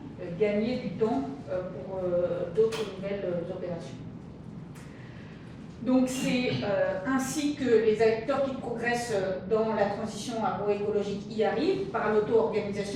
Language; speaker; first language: French; native; French